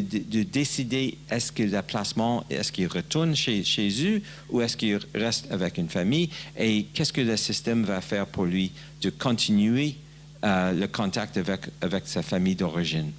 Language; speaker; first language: French; non-native, learner; English